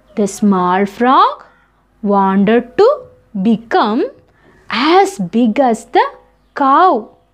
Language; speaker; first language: English; non-native, local second language; Malayalam